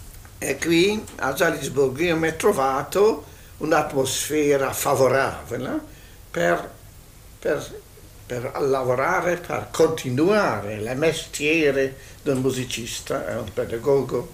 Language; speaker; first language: Italian; non-native, learner; Hungarian